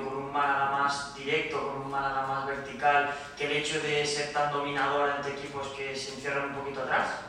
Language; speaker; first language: Spanish; native; Spanish